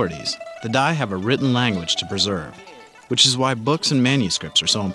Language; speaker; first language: English; native; English